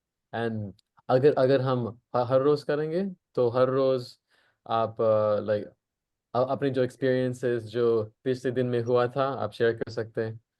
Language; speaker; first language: Hindi; non-native, local second language; English